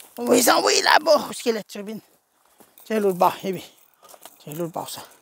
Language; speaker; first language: French; native; French